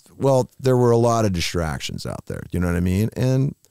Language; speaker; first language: English; native; English